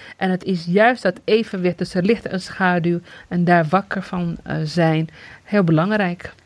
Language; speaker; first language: Dutch; non-native, fluent; Tigrinya